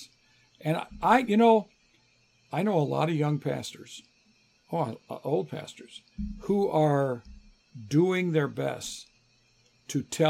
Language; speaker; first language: English; native; English